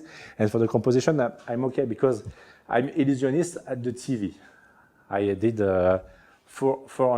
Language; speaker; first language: English; non-native, learner; French